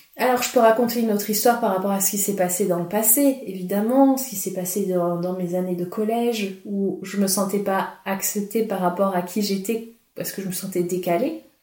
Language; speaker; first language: French; native; French